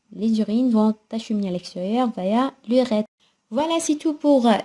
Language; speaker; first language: French; non-native, local second language; Arabic